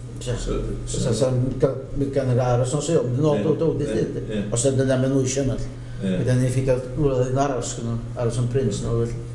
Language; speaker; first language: Welsh; native; Welsh